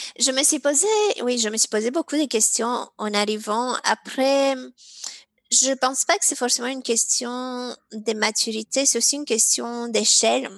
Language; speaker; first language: French; non-native, fluent; Romanian